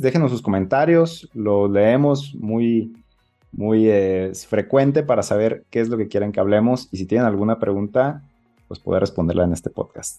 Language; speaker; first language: Spanish; native; Spanish